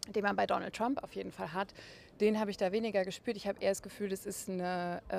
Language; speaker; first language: German; native; German